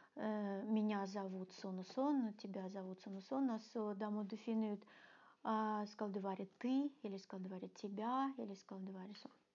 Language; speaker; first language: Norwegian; non-native, fluent; Russian